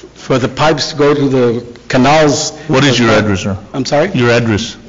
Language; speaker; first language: English; native; English